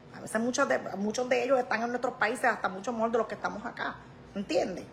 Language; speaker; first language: Spanish; native; Spanish